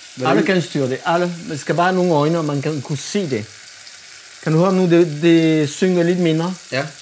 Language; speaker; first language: Danish; non-native, fluent; French